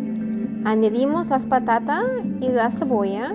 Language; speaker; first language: Spanish; non-native, fluent; English